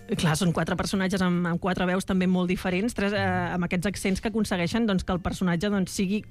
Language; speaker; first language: Catalan; native; Catalan